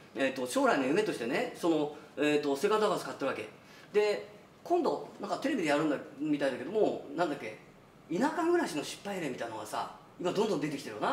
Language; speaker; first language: Japanese; native; Japanese